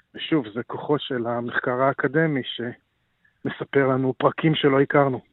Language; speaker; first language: Hebrew; native; Hebrew